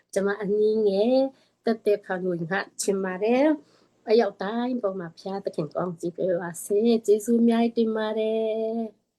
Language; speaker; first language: Burmese; non-native, local second language; Tedim Chin